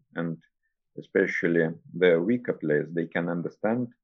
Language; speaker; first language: English; non-native, fluent; Russian